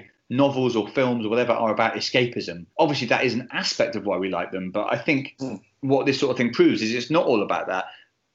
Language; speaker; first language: English; native; English